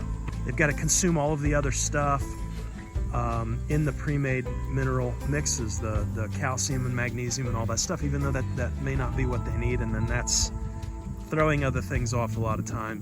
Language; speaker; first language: English; native; English